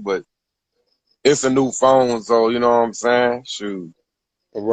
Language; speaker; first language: English; native; English